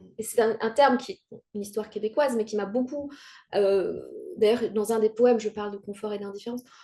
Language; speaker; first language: French; non-native, local second language; Kinyarwanda